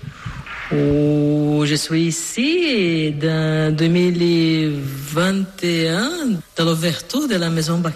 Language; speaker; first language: French; non-native, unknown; Portuguese